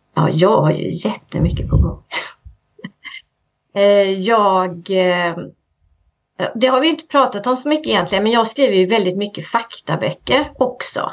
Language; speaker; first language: Swedish; native; Swedish